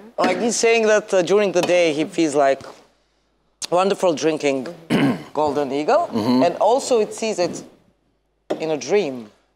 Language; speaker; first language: English; non-native, fluent; Albanian